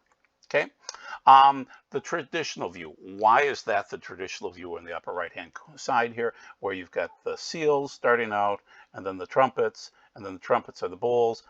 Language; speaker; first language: English; native; English